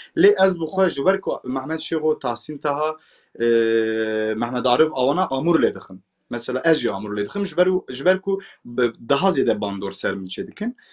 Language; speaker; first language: Kurdish; non-native, local second language; Turkish